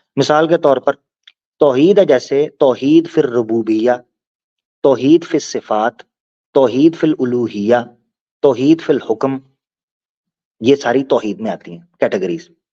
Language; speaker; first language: Urdu; non-native, local second language; Punjabi